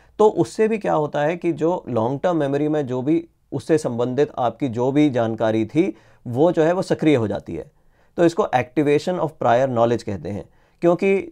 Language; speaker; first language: Hindi; native; Hindi